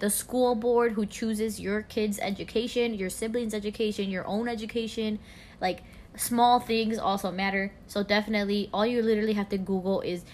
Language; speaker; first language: English; early bilingual, other home language; Spanish